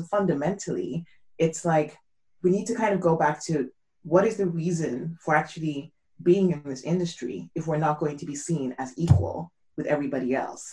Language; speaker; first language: English; non-native, local second language; Yoruba